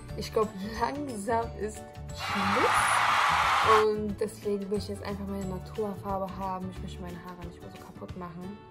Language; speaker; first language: German; early bilingual, other home language; Polish